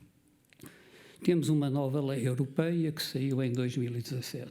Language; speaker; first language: Portuguese; native; Portuguese